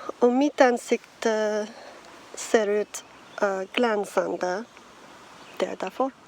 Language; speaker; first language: Swedish; non-native, learner; English